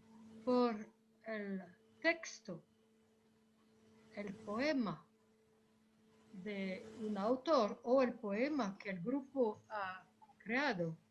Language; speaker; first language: Spanish; non-native, fluent; French